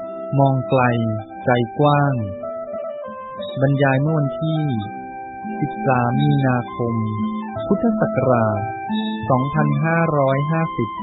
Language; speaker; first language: Thai; native; Thai